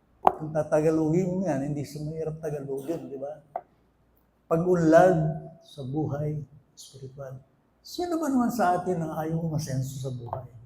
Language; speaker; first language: Filipino; non-native, local second language; Pampanga